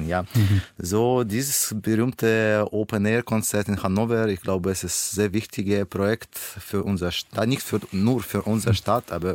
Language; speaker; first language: German; non-native, learner; Russian